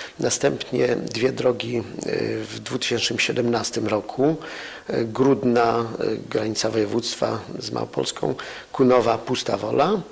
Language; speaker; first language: Polish; native; Polish